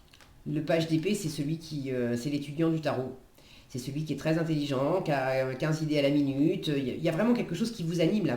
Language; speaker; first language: French; native; French